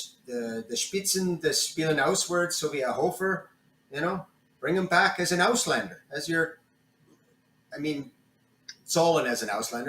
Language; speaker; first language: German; non-native, learner; English